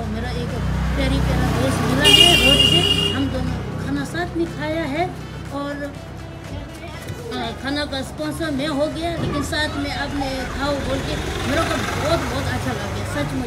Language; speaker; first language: Hindi; non-native, local second language; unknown